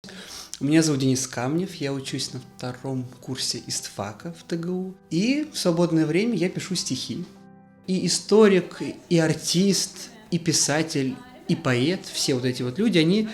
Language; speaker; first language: Russian; native; Russian